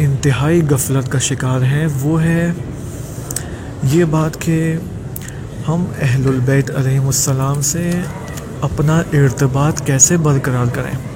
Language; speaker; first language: Urdu; native; Urdu